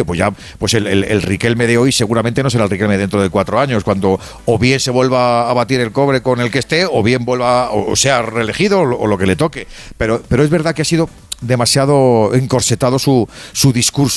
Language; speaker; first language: Spanish; native; Spanish